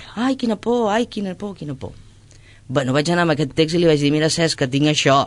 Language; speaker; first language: Catalan; native; Catalan